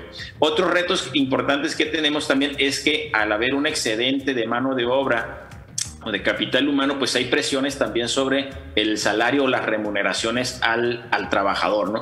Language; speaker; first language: Spanish; native; Spanish